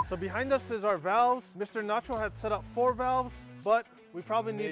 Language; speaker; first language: English; native; English